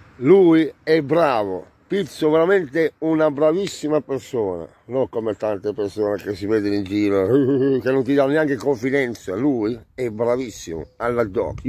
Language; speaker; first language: Italian; native; Italian